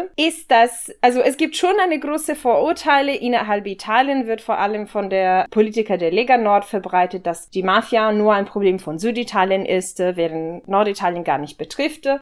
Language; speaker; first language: German; non-native, fluent; Italian